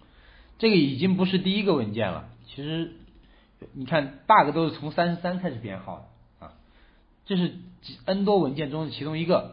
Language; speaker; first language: Chinese; native; Chinese